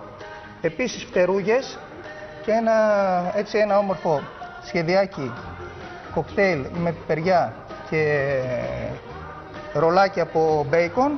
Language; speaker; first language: Greek; native; Greek